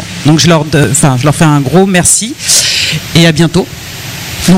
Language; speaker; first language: French; native; French